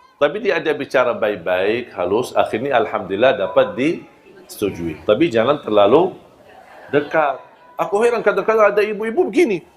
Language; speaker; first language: Malay; non-native, fluent; Arabic